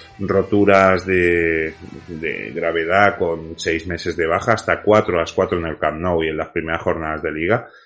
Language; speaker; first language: Spanish; native; Spanish